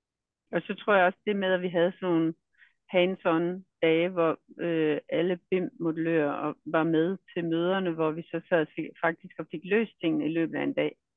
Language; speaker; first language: Danish; native; Danish